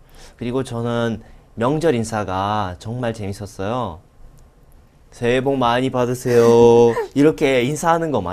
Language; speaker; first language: Korean; non-native, learner; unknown